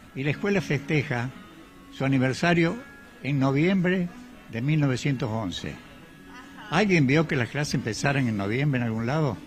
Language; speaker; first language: Spanish; native; Spanish